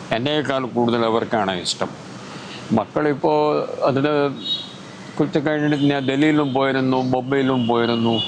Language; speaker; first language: Malayalam; non-native, fluent; Hindi